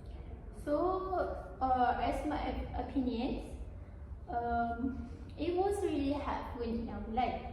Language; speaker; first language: English; non-native, learner; Malay